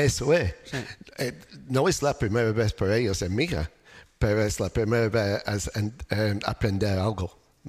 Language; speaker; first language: Spanish; non-native, learner; English